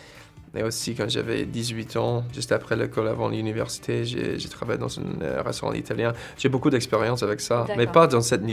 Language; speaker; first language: French; non-native, fluent; English